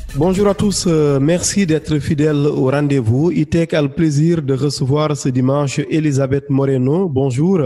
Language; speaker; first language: French; non-native, local second language; Wolof